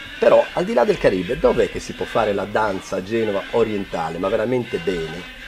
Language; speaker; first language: Italian; native; Italian